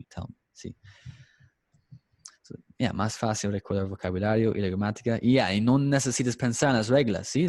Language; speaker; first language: Spanish; non-native, fluent; English